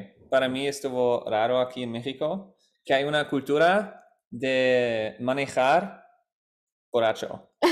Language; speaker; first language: Spanish; non-native, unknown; German